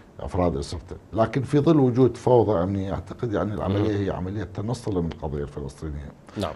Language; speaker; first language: Arabic; native; Arabic